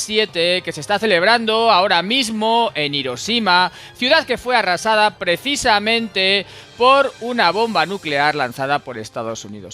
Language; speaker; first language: Spanish; native; Spanish